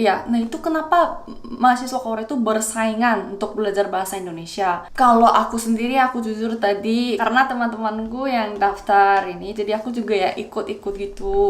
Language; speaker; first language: Indonesian; non-native, fluent; Korean